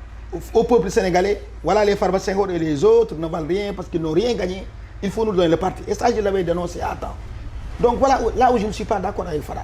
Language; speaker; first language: French; non-native, local second language; Wolof